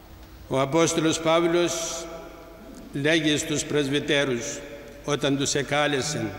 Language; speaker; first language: Greek; native; Greek